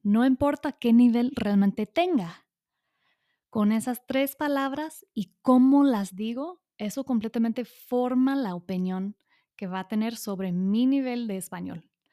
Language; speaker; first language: Spanish; non-native, fluent; English